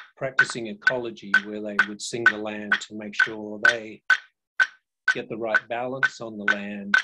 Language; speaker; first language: English; native; English